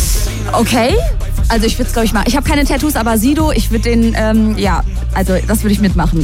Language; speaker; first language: German; native; German